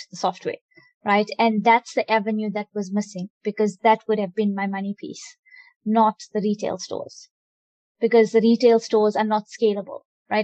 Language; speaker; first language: English; native; English